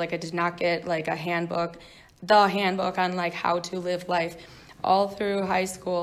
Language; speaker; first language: English; native; English